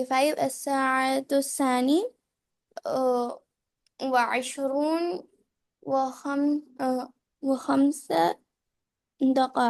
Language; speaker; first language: Arabic; non-native, learner; Urdu